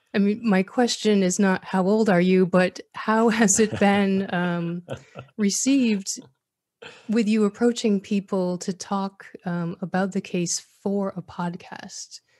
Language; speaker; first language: English; native; English